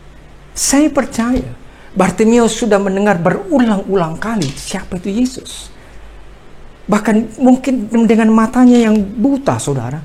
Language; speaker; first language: Indonesian; native; Indonesian